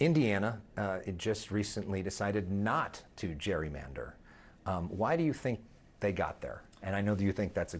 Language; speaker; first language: English; native; English